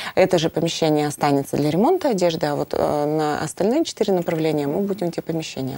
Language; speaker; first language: Russian; native; Russian